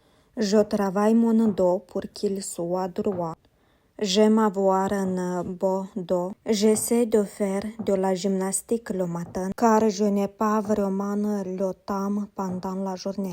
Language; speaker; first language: French; non-native, learner; Romanian